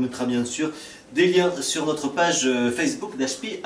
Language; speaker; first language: French; native; French